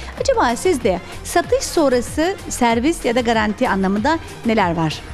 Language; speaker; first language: Turkish; native; Turkish